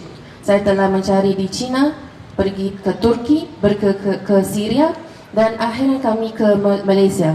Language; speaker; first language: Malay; non-native, fluent; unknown